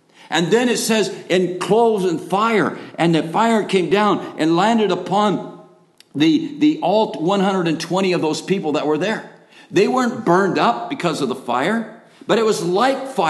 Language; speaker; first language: English; native; English